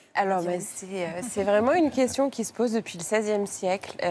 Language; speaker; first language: French; non-native, local second language; Arabic